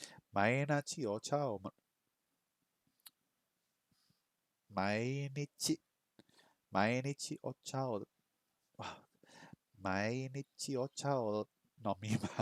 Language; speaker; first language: Japanese; non-native, learner; English